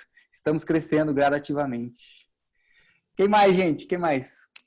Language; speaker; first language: Portuguese; native; Portuguese